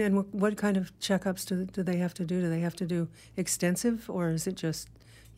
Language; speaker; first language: English; native; English